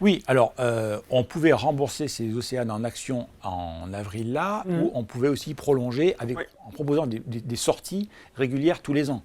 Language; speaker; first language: French; native; French